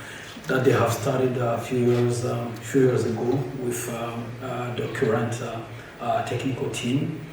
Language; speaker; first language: English; non-native, fluent; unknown